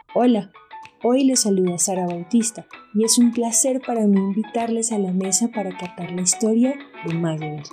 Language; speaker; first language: Spanish; native; Spanish